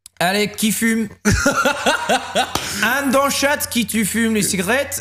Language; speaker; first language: French; non-native, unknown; English